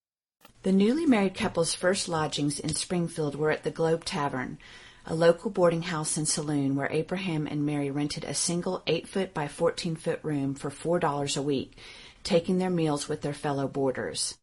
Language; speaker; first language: English; native; English